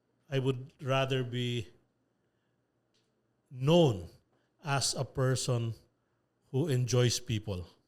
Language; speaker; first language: English; non-native, local second language; Filipino